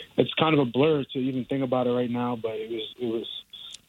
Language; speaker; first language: English; native; English